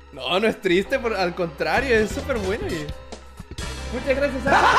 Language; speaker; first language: Spanish; native; Spanish